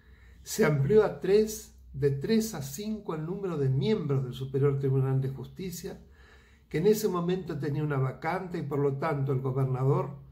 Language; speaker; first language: Spanish; native; Spanish